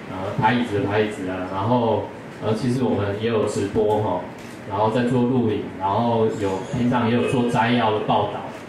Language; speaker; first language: Chinese; native; Chinese